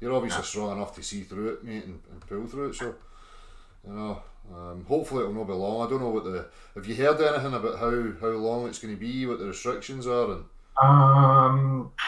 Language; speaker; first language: English; native; English